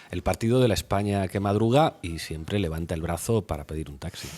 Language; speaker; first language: Spanish; native; Spanish